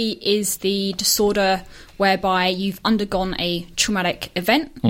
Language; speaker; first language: English; native; English